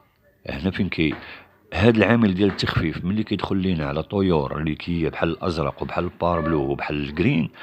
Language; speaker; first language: Arabic; native; Arabic